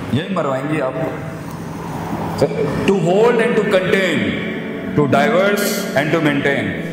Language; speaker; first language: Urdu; non-native, local second language; Punjabi